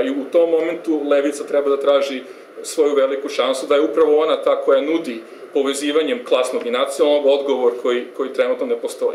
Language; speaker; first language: Serbian; native; Serbian